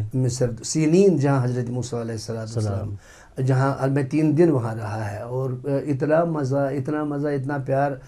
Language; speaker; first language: Urdu; non-native, local second language; Kashmiri